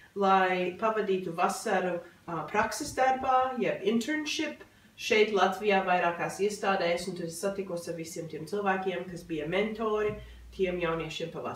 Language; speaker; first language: Latvian; early bilingual, heritage; English